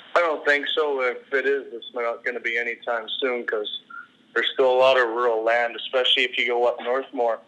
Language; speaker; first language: English; native; English